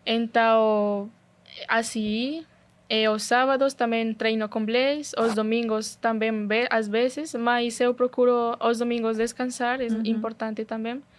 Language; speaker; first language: Portuguese; non-native, learner; Spanish